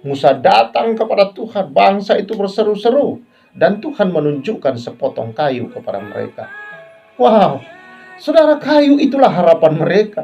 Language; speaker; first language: Indonesian; native; Indonesian